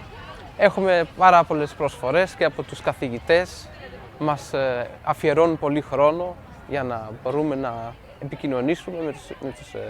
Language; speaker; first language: Greek; early bilingual, heritage; Greek